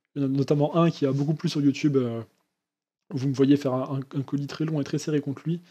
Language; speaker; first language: French; native; French